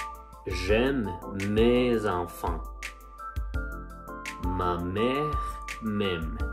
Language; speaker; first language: French; non-native, fluent; Spanish